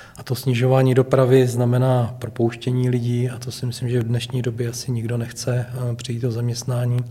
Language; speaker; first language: Czech; native; Czech